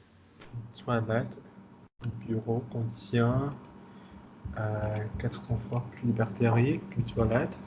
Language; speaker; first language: French; non-native, fluent; Vietnamese